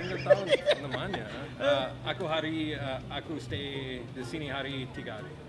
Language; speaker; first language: Indonesian; non-native, learner; English